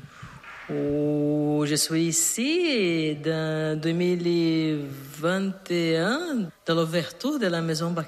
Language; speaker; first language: French; non-native, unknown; Portuguese